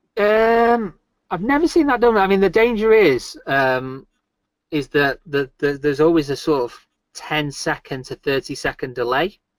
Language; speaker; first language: English; native; English